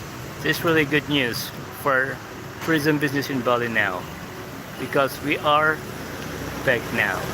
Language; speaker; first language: English; non-native, learner; Indonesian